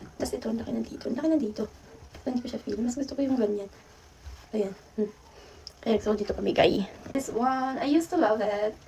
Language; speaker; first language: Filipino; native; Filipino